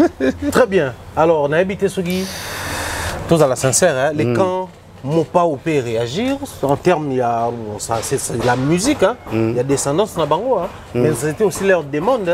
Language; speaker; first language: French; non-native, local second language; Lingala